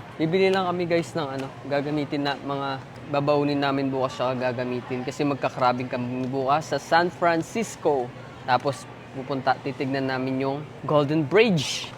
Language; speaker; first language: Filipino; native; Filipino